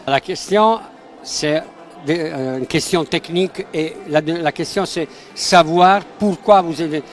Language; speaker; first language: French; non-native, fluent; Italian